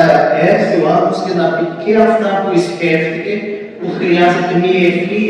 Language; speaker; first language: Greek; non-native, fluent; Portuguese